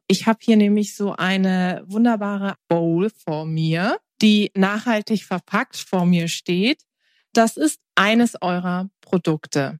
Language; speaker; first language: German; early bilingual, other home language; Turkish